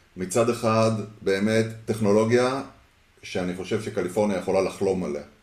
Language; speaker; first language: Hebrew; early bilingual, heritage; Hebrew